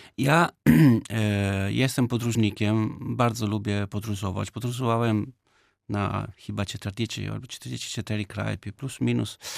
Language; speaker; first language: Polish; non-native, learner; Italian